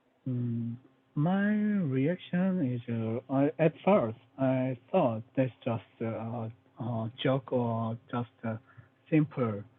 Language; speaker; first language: English; non-native, learner; Korean